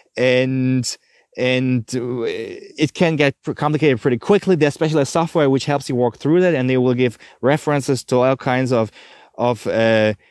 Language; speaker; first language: English; non-native, fluent; German